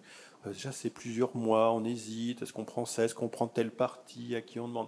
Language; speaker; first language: French; native; French